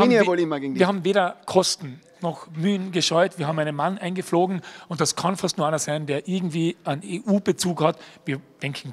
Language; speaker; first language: German; native; German